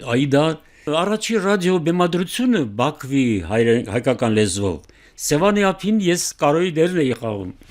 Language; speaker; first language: Armenian; native; Armenian